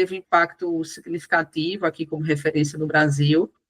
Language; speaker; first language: Portuguese; native; Portuguese